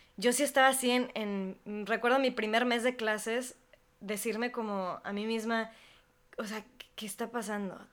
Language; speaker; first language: Spanish; native; Spanish